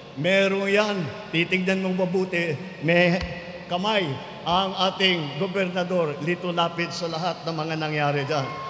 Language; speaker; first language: Filipino; non-native, local second language; Iloko